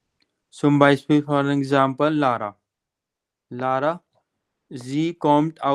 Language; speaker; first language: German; non-native, fluent; Hindi